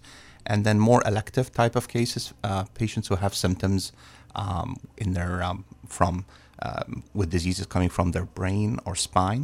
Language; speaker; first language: English; native; English